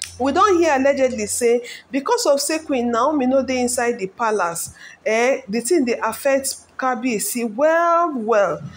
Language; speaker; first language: Nigerian Pidgin; non-native, local second language; Yoruba